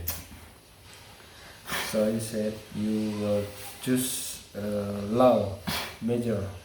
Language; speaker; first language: English; non-native, learner; Indonesian